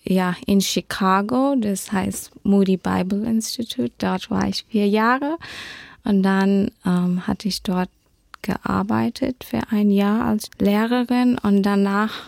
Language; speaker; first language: German; early bilingual, heritage; German